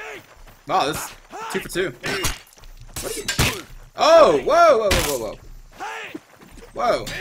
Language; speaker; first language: English; native; English